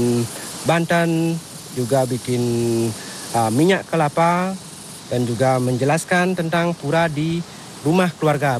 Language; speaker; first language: Indonesian; non-native, local second language; Balinese